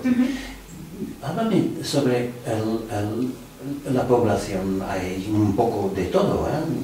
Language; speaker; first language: Spanish; non-native, learner; Dutch